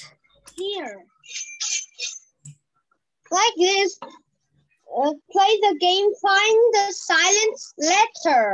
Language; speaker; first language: English; non-native, learner; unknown